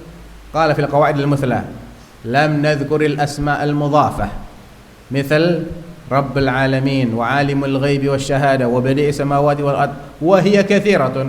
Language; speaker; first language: Arabic; non-native, fluent; Indonesian